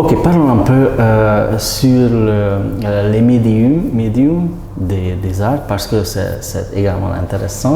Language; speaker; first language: French; non-native, learner; Hungarian